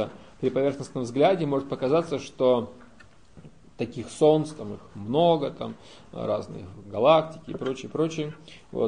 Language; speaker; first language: Russian; native; Russian